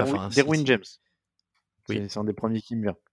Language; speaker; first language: French; native; French